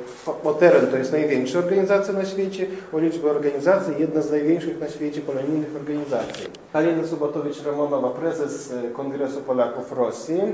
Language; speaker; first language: Polish; non-native, fluent; Russian